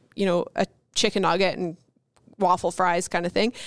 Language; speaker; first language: English; native; English